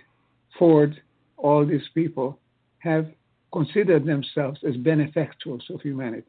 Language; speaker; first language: English; non-native, fluent; Hungarian